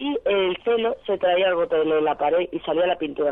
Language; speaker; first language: Spanish; native; Spanish